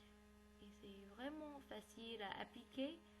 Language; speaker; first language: French; non-native, learner; English